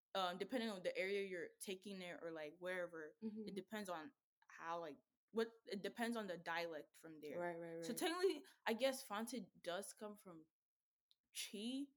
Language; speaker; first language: English; native; English